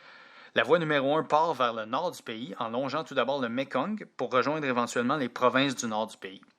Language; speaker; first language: French; native; French